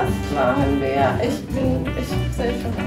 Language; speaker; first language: German; non-native, learner; Spanish